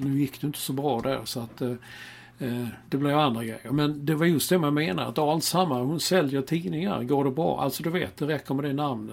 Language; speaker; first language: Swedish; native; Swedish